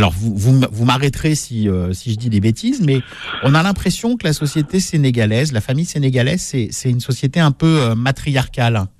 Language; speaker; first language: French; native; French